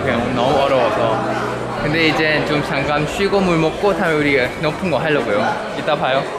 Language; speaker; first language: Korean; non-native, fluent; Thai